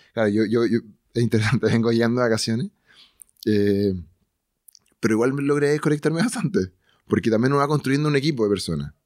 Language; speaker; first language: Spanish; native; Spanish